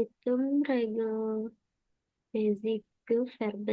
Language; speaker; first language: German; non-native, learner; Indonesian